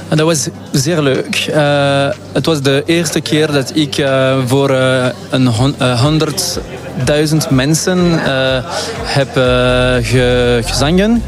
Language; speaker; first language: Dutch; non-native, local second language; French